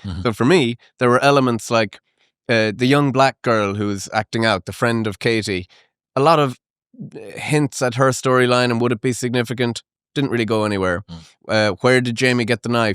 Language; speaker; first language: English; native; English